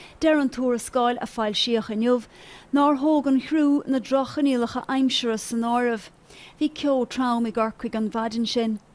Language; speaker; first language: Irish; native; Irish